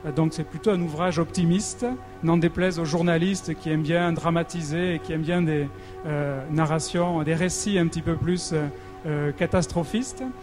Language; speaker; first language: French; native; French